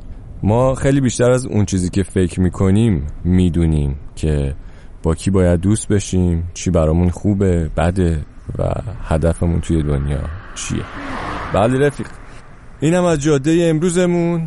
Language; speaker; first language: Persian; native; Persian